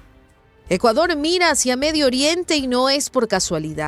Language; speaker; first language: Spanish; native; Spanish